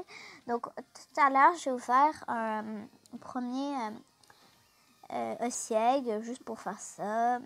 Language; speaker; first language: French; native; French